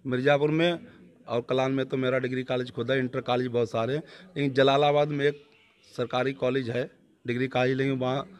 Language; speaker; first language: Hindi; native; Hindi